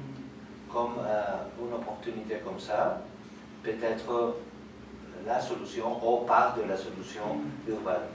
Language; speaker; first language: French; non-native, fluent; Spanish